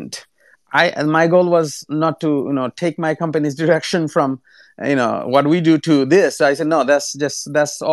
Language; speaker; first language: English; non-native, local second language; Bangla